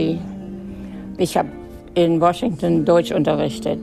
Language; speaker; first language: German; native; German